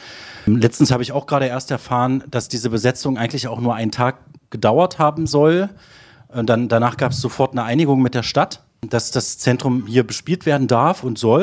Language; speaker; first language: German; native; German